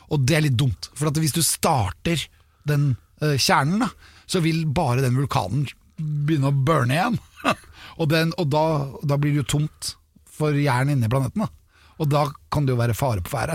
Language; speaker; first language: Norwegian; native; Norwegian